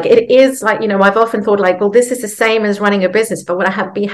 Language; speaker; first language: English; native; English